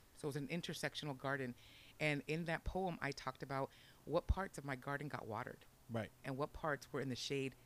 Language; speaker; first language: English; early bilingual, other home language; Spanish